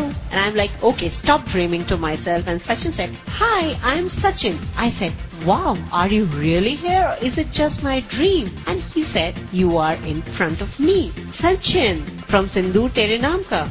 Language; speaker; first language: English; non-native, local second language; Hindi